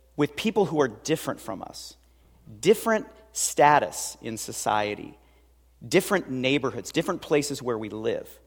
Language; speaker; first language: English; native; English